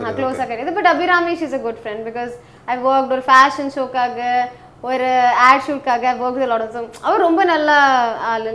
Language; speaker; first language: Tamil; non-native, learner; Hindi